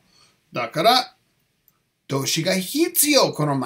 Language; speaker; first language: Japanese; non-native, learner; English